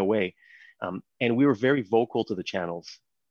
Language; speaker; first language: English; non-native, fluent; French